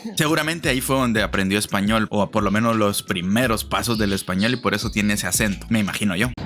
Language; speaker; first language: Spanish; native; Spanish